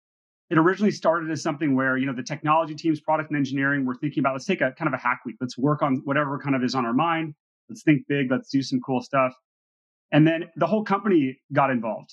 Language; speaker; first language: English; native; English